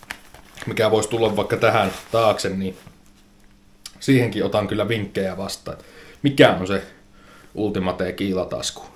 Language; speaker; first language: Finnish; native; Finnish